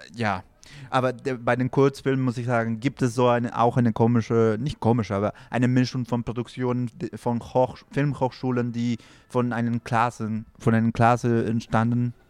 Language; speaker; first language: German; non-native, fluent; Spanish